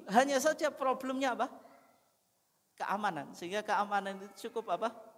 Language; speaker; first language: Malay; non-native, local second language; Javanese